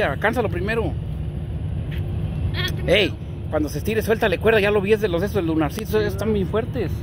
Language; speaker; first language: Spanish; native; Spanish